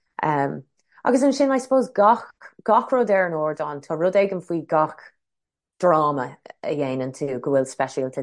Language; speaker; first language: Irish; non-native, local second language; English